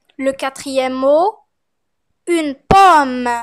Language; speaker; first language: French; non-native, fluent; Arabic